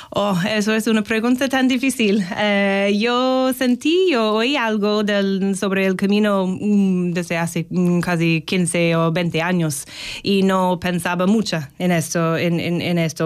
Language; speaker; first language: Spanish; non-native, fluent; English